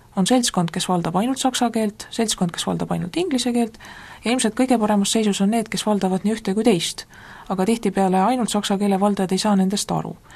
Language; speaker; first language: Estonian; native; Estonian